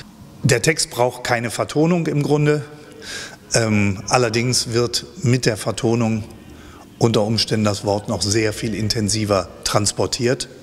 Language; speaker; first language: German; native; German